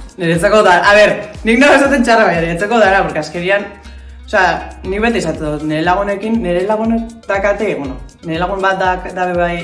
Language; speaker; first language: Basque; native; Basque